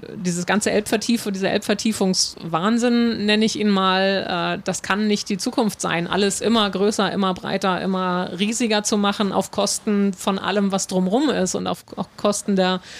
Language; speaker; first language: German; native; German